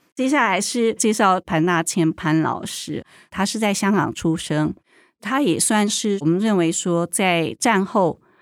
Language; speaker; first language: Chinese; native; Chinese